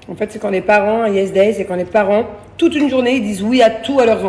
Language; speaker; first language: French; native; French